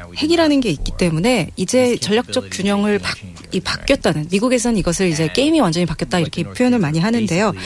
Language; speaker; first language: Korean; non-native, fluent; English